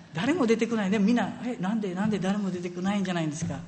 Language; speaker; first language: Japanese; non-native, fluent; Filipino